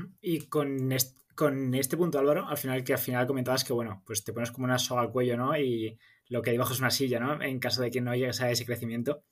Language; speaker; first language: Spanish; native; Spanish